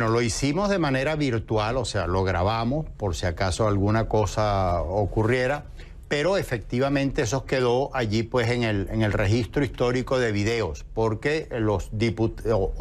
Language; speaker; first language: Spanish; native; Spanish